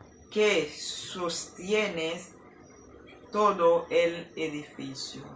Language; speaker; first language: Spanish; non-native, learner; Haitian Creole